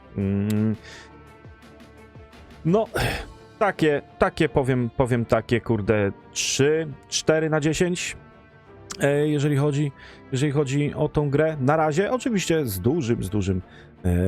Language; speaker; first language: Polish; native; Polish